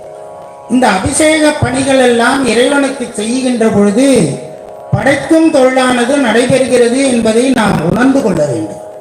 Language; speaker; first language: Tamil; native; Tamil